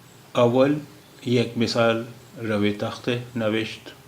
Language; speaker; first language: Persian; non-native, fluent; Urdu